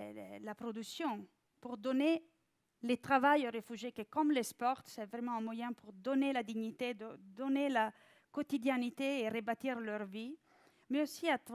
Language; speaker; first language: French; non-native, fluent; Italian